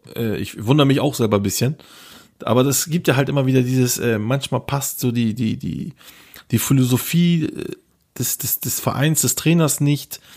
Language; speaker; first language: German; early bilingual, other home language; Turkish